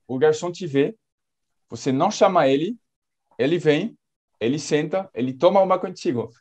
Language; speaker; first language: Portuguese; non-native, fluent; French